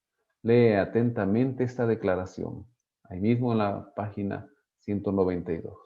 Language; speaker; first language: Spanish; native; Spanish